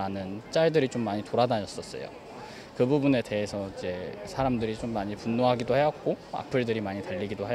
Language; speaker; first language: Korean; native; Korean